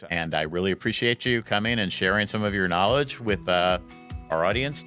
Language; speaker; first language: English; native; English